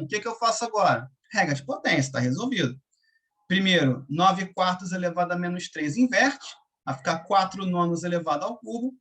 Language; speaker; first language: Portuguese; native; Portuguese